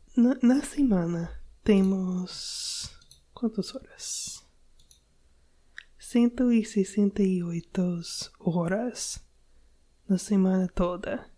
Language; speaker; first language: Portuguese; non-native, learner; English